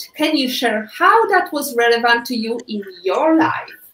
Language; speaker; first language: English; non-native, fluent; Polish